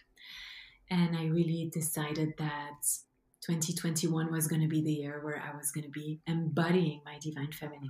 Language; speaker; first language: English; non-native, fluent; French